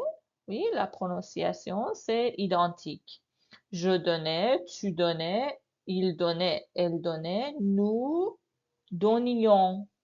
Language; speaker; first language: French; non-native, fluent; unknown